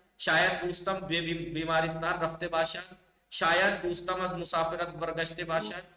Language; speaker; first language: Urdu; native; Urdu